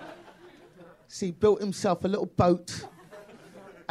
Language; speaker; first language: English; native; English